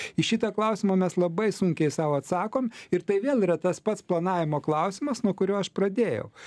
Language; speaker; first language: Lithuanian; native; Lithuanian